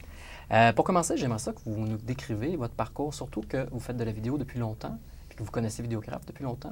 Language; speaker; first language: French; native; French